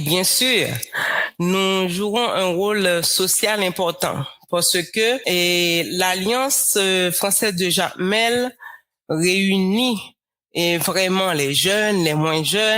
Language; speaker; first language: French; non-native, local second language; Haitian Creole